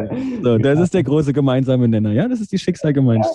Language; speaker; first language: German; native; German